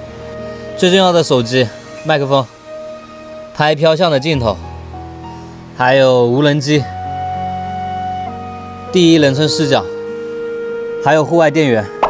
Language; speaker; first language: Chinese; native; Chinese